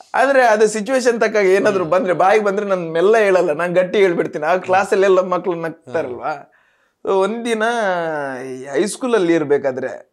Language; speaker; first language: Kannada; non-native, local second language; Tulu